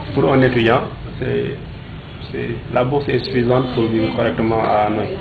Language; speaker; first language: French; non-native, local second language; Wolof